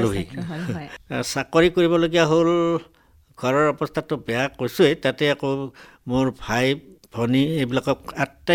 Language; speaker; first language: Assamese; native; Assamese